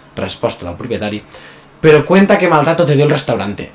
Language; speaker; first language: Spanish; non-native, local second language; Catalan